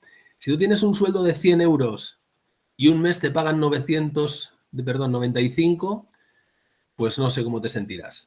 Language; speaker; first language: Spanish; native; Spanish